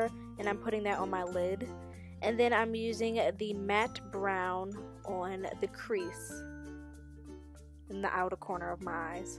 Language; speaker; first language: English; native; English